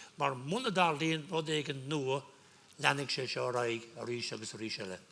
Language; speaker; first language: Irish; non-native, local second language; English